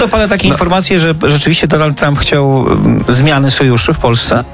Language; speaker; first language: Polish; native; Polish